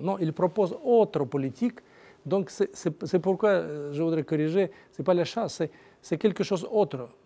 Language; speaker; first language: French; non-native, learner; Russian